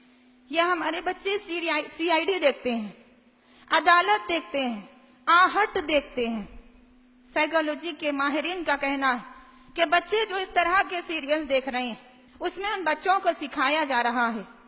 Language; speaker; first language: Urdu; native; Urdu